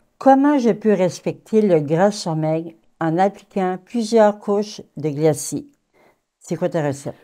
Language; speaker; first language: French; native; French